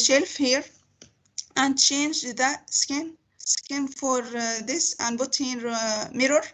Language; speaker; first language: English; non-native, learner; Arabic